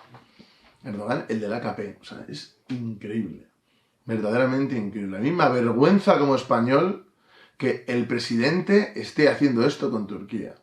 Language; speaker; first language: Spanish; native; Spanish